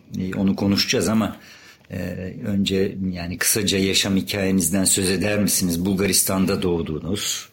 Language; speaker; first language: Turkish; native; Turkish